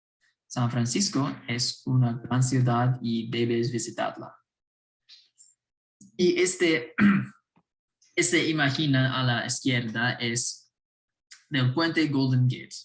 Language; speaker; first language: Spanish; non-native, learner; English